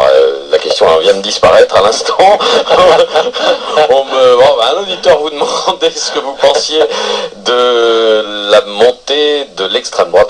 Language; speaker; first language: French; native; French